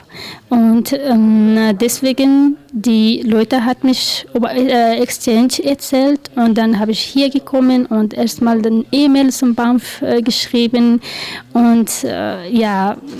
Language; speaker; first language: German; non-native, learner; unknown